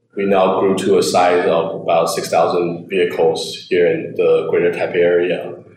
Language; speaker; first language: English; early bilingual, other home language; Chinese